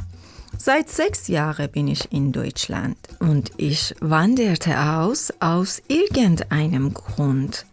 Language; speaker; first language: German; non-native, learner; Persian